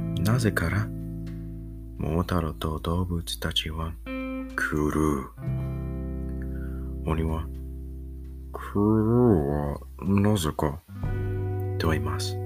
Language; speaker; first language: Japanese; non-native, learner; English